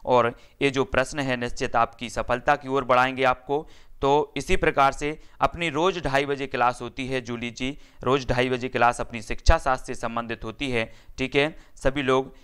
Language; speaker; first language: Hindi; native; Hindi